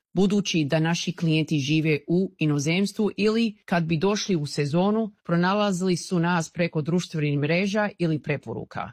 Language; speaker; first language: Croatian; early bilingual, heritage; Croatian